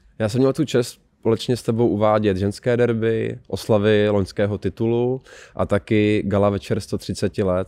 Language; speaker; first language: Czech; native; Czech